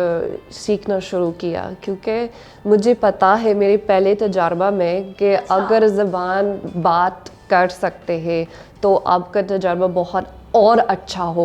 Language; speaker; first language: Hindi; non-native, learner; English